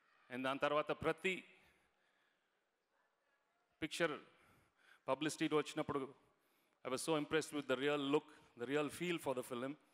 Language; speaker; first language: Telugu; native; Telugu